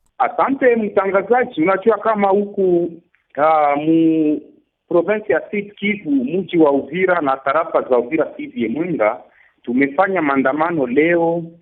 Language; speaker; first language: Swahili; native; Swahili